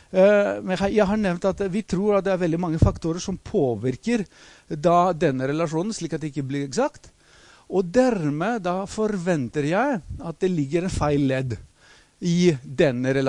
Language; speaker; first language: Norwegian; non-native, fluent; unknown